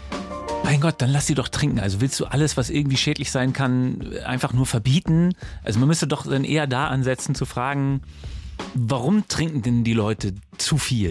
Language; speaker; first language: German; native; German